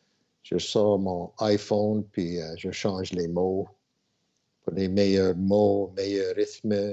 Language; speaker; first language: French; non-native, local second language; English